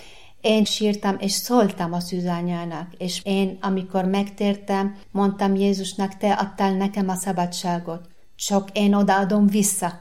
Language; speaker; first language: Hungarian; non-native, learner; Arabic